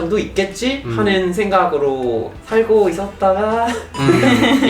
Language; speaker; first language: Korean; non-native, fluent; English